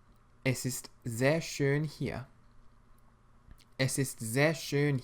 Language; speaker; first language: German; non-native, fluent; English